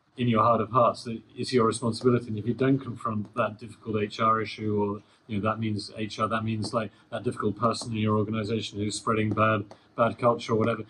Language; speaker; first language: English; native; English